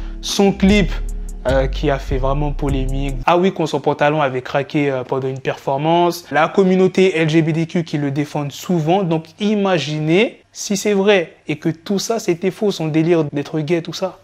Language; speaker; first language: French; native; French